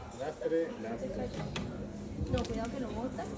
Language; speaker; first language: Spanish; non-native, learner; Filipino